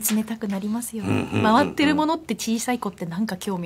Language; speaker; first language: Japanese; native; Japanese